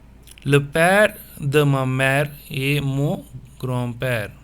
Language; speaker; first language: French; non-native, fluent; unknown